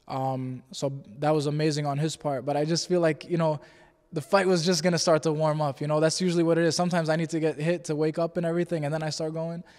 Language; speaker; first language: English; native; English